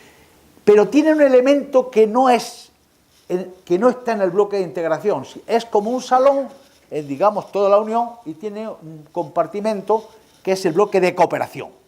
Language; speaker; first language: Spanish; native; Spanish